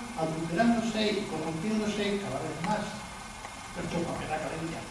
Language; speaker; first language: Spanish; non-native, local second language; Basque